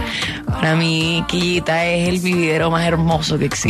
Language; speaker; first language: Spanish; native; Spanish